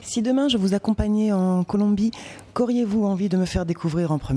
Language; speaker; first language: French; native; French